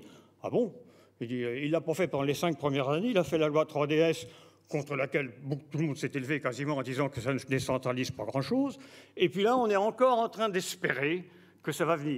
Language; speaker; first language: French; native; French